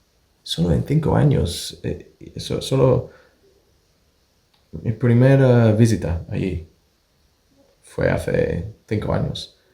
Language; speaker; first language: Spanish; non-native, fluent; English